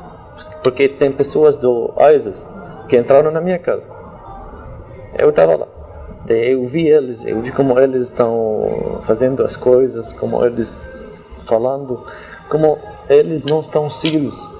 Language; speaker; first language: Portuguese; non-native, fluent; Arabic